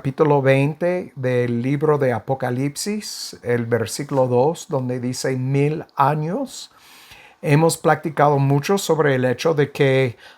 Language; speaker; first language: Spanish; non-native, fluent; English